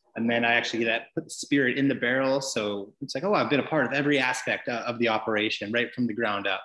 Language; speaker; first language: English; native; English